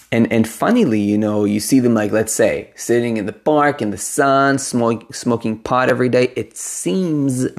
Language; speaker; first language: English; non-native, fluent; Hebrew